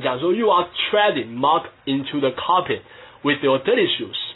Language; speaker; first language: English; non-native, fluent; Chinese